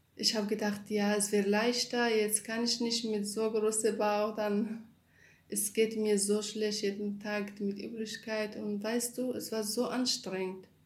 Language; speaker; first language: German; non-native, learner; Kurdish